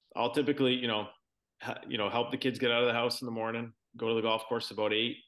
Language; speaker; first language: English; native; English